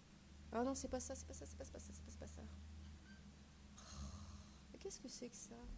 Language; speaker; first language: French; native; French